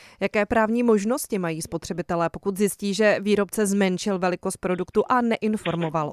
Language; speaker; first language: Czech; native; Czech